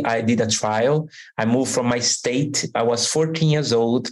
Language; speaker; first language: English; non-native, fluent; Portuguese